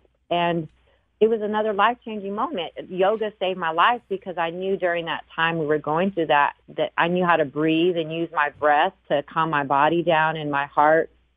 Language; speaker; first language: English; early bilingual, other home language; Spanish